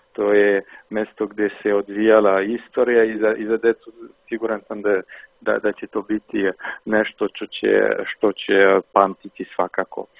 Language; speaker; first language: Serbian; non-native, fluent; French